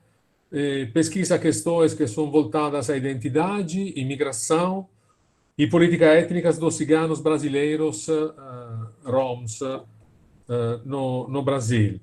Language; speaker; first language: Portuguese; non-native, fluent; Italian